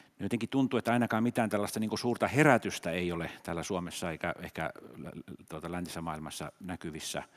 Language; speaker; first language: Finnish; native; Finnish